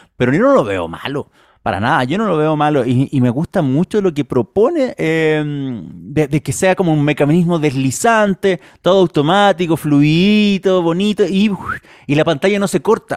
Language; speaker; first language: Spanish; native; Spanish